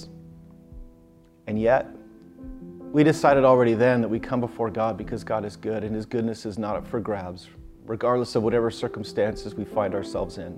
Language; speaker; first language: English; native; English